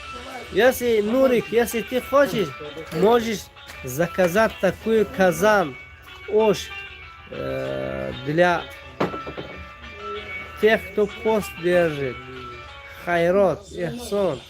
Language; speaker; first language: Russian; non-native, local second language; Tajik